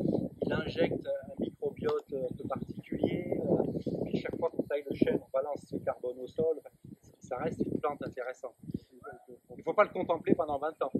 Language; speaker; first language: French; native; French